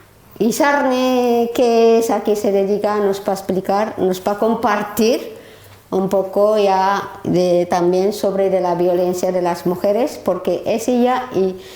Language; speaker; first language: Spanish; non-native, learner; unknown